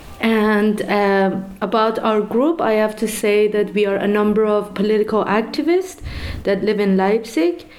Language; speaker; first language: English; non-native, fluent; Persian